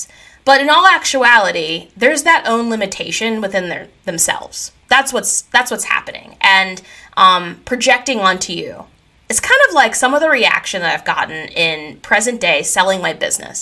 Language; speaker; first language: English; native; English